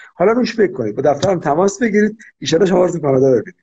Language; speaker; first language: Persian; native; Persian